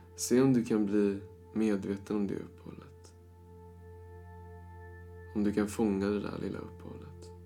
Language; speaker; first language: Swedish; early bilingual, other home language; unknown